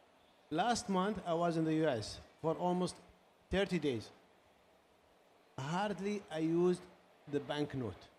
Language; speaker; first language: English; non-native, learner; Arabic